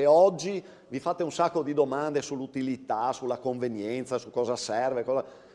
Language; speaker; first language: Italian; native; Italian